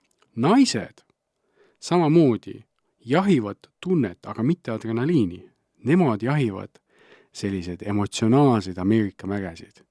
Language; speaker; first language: Estonian; native; Estonian